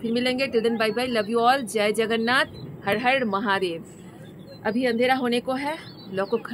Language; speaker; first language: Hindi; non-native, local second language; Bangla